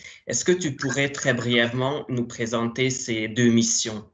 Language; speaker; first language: French; non-native, fluent; Hungarian